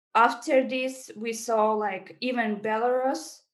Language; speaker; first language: English; non-native, fluent; Ukrainian